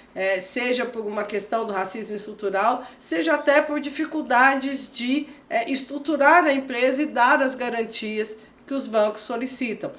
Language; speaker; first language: Portuguese; native; Portuguese